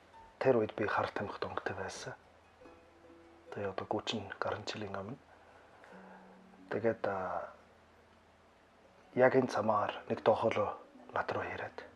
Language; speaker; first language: Mongolian; non-native, fluent; German